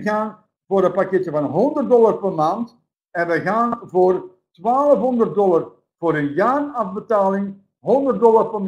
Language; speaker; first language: Dutch; native; Dutch